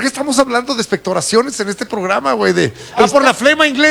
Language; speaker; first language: Spanish; native; Spanish